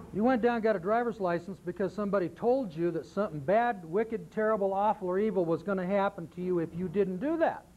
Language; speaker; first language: English; native; English